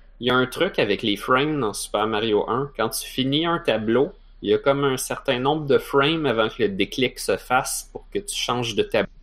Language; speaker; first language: French; native; French